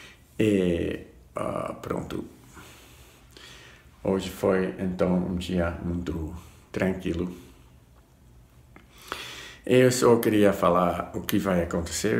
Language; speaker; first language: Portuguese; non-native, fluent; Dutch